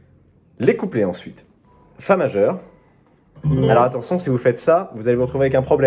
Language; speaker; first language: French; native; French